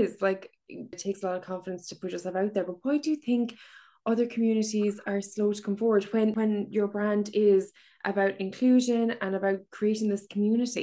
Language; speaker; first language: English; native; English